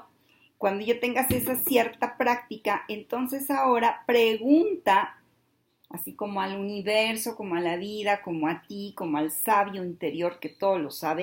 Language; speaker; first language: Spanish; native; Spanish